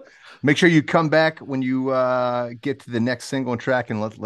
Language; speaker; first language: English; native; English